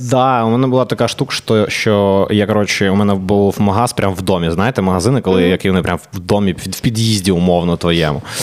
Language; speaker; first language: Ukrainian; non-native, local second language; Russian